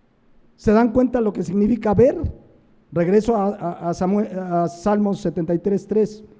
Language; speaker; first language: Spanish; native; Spanish